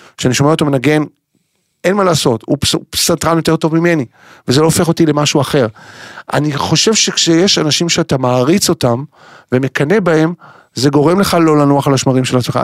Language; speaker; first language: Hebrew; native; Hebrew